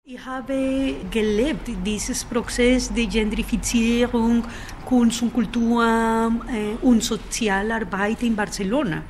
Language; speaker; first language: German; non-native, fluent; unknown